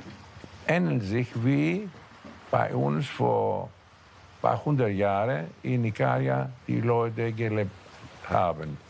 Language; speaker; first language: German; non-native, fluent; Greek